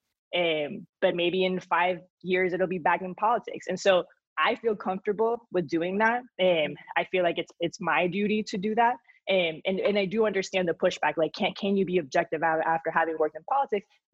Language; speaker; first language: English; non-native, fluent; Spanish